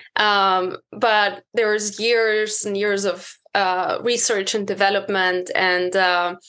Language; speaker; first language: English; non-native, fluent; German